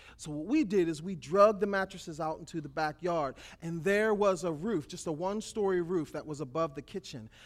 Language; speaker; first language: English; native; English